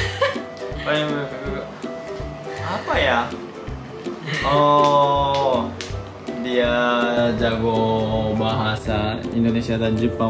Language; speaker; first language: Indonesian; non-native, fluent; Japanese